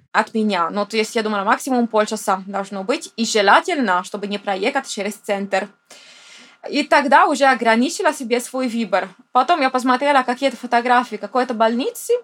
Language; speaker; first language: Russian; non-native, fluent; Italian